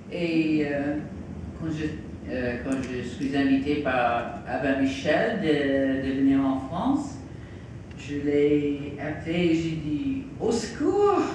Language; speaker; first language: French; non-native, fluent; English